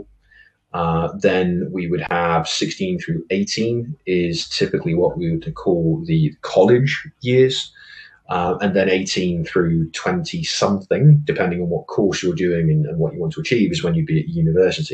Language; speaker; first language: English; native; English